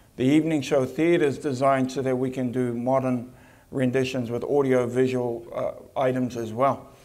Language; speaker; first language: English; native; English